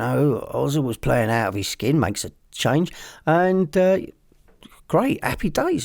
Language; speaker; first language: English; native; English